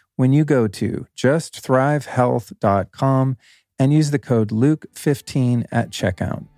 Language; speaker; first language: English; native; English